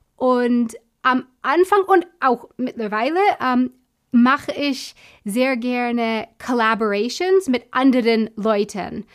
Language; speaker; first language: German; non-native, fluent; English